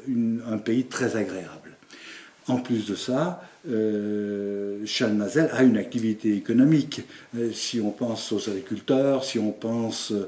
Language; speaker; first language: French; native; French